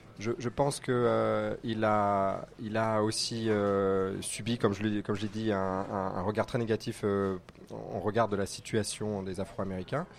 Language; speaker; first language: French; native; French